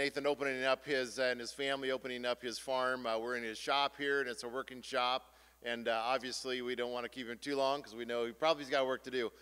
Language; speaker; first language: English; native; English